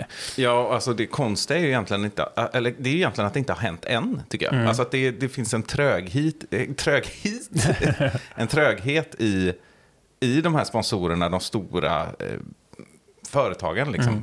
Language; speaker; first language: Swedish; native; Swedish